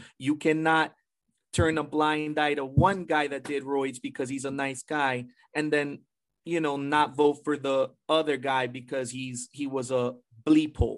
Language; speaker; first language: English; early bilingual, other home language; Spanish